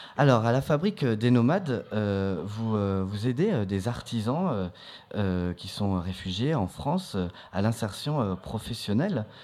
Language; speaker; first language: French; native; French